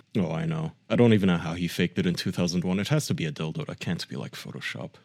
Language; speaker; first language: English; non-native, fluent; German